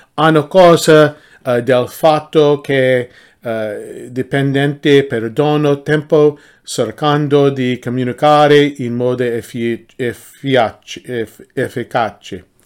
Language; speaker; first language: Italian; non-native, learner; English